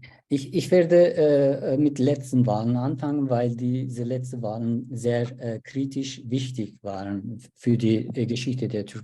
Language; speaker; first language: German; non-native, learner; Turkish